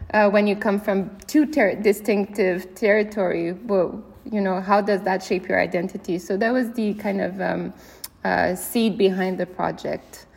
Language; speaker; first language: English; native; English